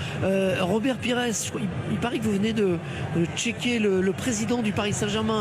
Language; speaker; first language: French; native; French